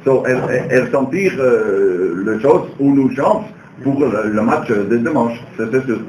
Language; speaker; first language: French; non-native, learner; Dutch